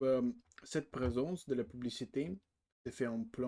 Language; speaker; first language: French; non-native, learner; Russian